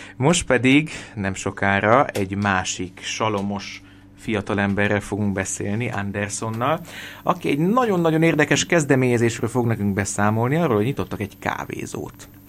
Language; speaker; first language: Hungarian; native; Hungarian